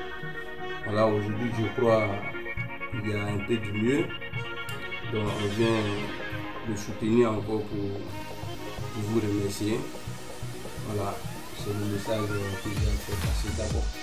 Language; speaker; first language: French; native; French